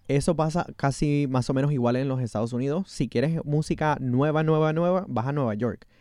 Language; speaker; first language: Spanish; early bilingual, heritage; Spanish